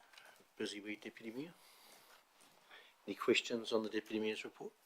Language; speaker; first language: English; native; English